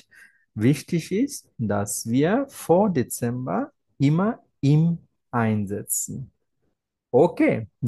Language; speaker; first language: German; non-native, fluent; Bangla